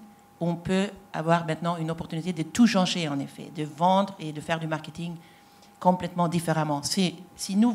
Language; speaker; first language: French; non-native, fluent; Swedish